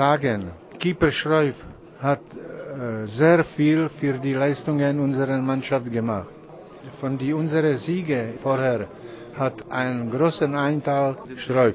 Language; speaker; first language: German; non-native, learner; Czech